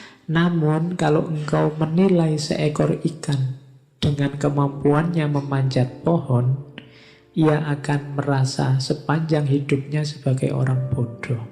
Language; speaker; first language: Indonesian; native; Indonesian